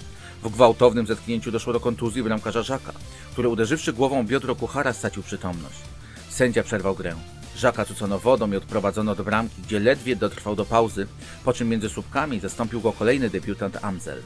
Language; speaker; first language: Polish; native; Polish